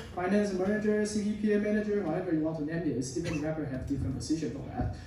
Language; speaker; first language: English; non-native, fluent; Chinese